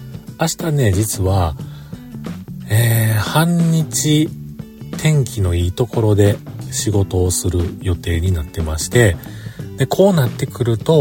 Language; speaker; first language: Japanese; native; Japanese